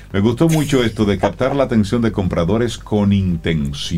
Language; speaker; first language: Spanish; native; Spanish